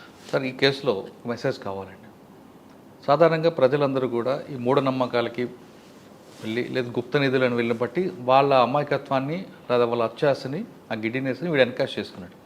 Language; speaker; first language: Telugu; native; Telugu